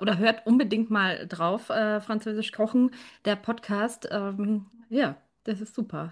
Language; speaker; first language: German; native; German